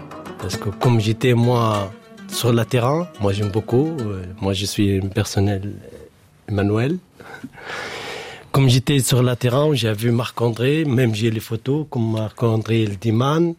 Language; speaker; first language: French; non-native, learner; Arabic